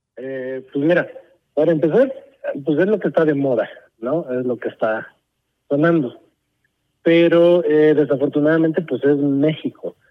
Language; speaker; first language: Spanish; early bilingual, heritage; Spanish